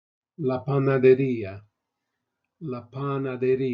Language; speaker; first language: Spanish; non-native, fluent; English